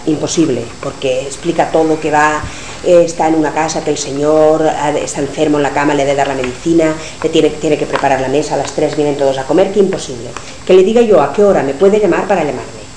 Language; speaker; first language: Spanish; non-native, local second language; Catalan